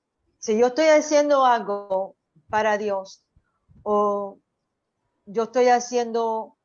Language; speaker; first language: Spanish; early bilingual, heritage; Spanish